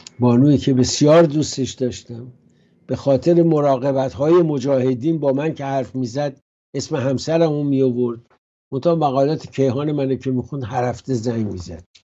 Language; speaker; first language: Persian; native; Persian